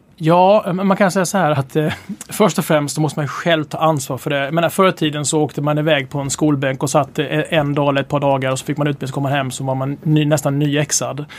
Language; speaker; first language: Swedish; native; Swedish